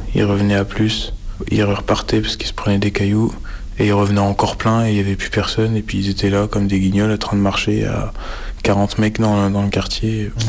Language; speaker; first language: French; native; French